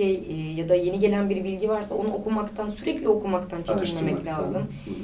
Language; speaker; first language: Turkish; native; Turkish